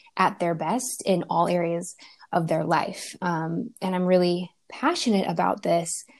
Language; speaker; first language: English; early bilingual, other home language; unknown